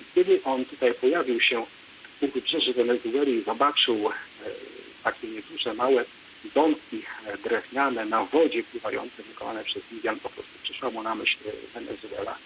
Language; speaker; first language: Polish; native; Polish